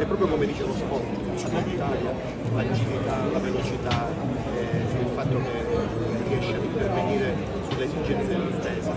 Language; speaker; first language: Italian; native; Italian